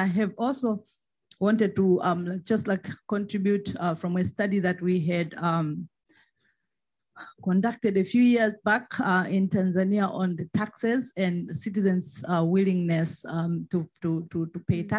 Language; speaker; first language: English; non-native, local second language; Swahili